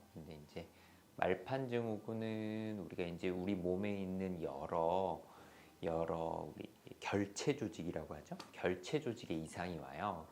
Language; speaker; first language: Korean; native; Korean